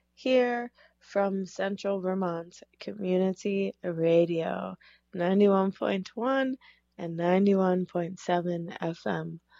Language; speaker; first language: English; native; English